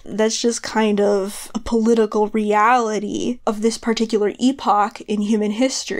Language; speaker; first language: English; native; English